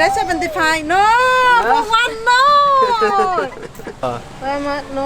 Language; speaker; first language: English; non-native, learner; Vietnamese